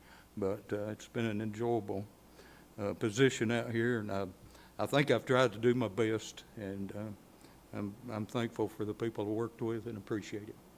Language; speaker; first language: English; native; English